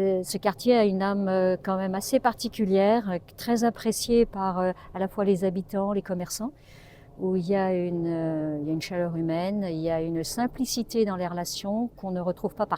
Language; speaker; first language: French; native; French